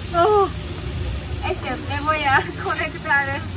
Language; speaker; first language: Spanish; non-native, learner; Japanese